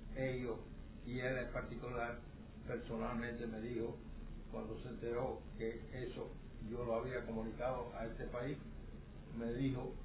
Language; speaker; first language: Spanish; native; Spanish